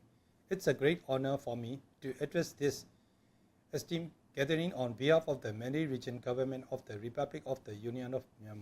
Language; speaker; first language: English; non-native, local second language; Burmese